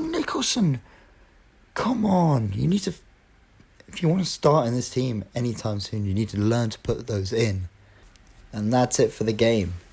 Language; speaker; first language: English; native; English